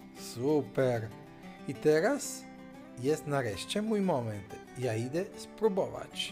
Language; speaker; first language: Polish; non-native, fluent; Italian